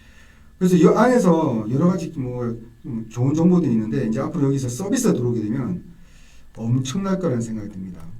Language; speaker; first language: Korean; native; Korean